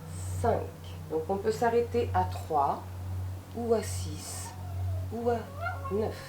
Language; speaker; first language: French; native; French